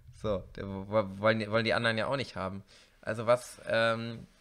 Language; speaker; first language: German; native; German